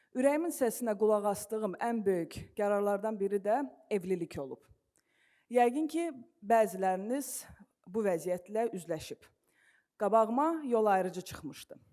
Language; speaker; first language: Azerbaijani; non-native, local second language; Russian